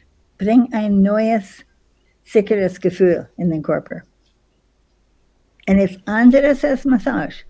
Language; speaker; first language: German; non-native, fluent; English